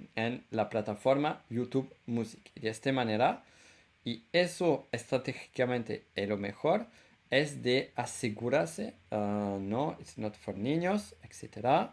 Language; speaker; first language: Spanish; non-native, fluent; French